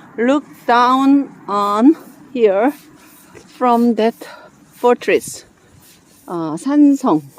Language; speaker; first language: English; non-native, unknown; Korean